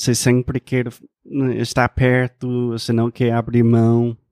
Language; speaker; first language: Portuguese; non-native, fluent; English